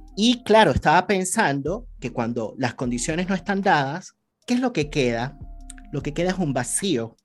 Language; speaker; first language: Spanish; native; Spanish